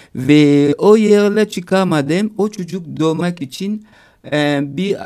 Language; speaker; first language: Turkish; non-native, fluent; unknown